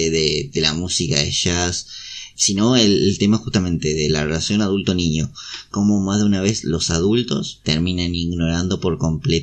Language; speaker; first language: Spanish; native; Spanish